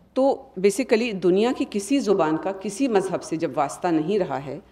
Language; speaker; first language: Hindi; native; Hindi